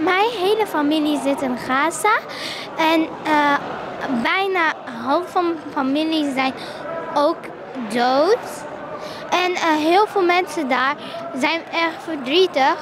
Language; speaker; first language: Dutch; non-native, learner; Arabic